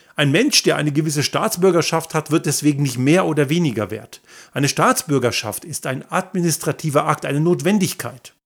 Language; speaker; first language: German; native; German